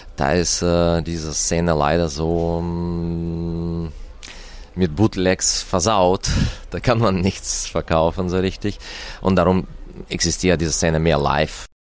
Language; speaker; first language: German; non-native, fluent; Russian